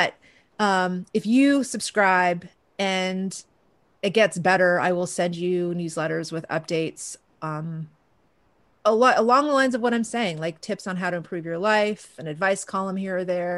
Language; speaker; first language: English; early bilingual, other home language; Persian